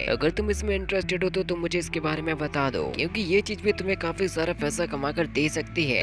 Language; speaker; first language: Hindi; native; Hindi